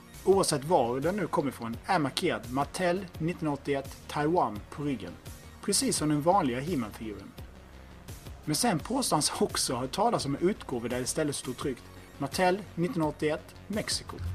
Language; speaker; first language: Swedish; native; Swedish